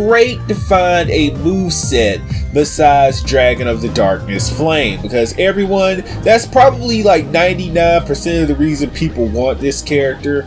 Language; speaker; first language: English; native; English